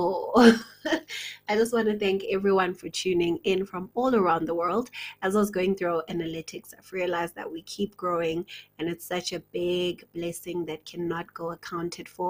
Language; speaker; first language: English; non-native, local second language; Zulu